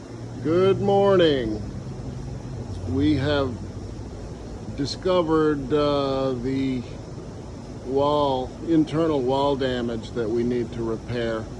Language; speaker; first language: English; native; English